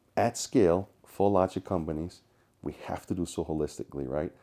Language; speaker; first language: English; non-native, fluent; Danish